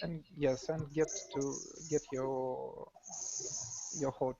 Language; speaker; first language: English; non-native, learner; Russian